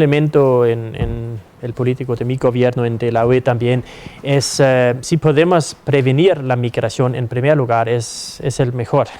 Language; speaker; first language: Spanish; non-native, fluent; Danish